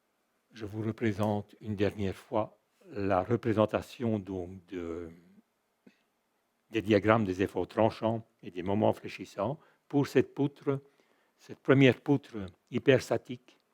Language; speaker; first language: French; native; French